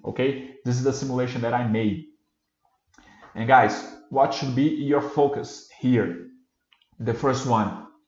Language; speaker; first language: English; non-native, fluent; Portuguese